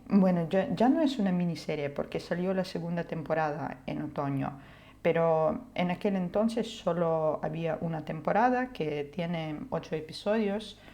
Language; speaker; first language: Spanish; non-native, fluent; Ukrainian